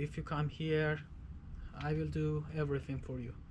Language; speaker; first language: English; non-native, fluent; Persian